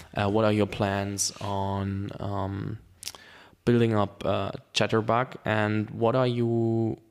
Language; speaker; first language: English; non-native, fluent; German